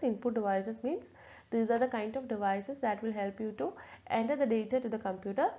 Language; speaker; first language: English; non-native, local second language; Malayalam